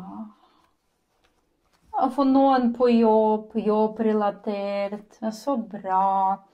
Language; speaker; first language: Norwegian; non-native, learner; Ukrainian